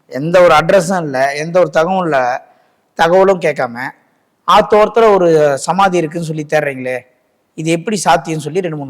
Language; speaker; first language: Tamil; native; Tamil